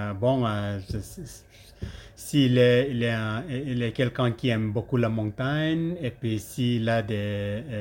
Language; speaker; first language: French; non-native, learner; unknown